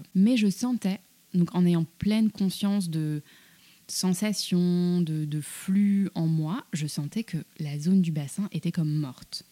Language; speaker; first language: French; native; French